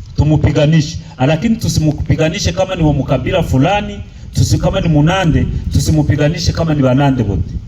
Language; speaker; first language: Swahili; native; Swahili